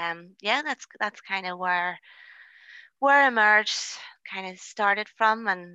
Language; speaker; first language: English; native; English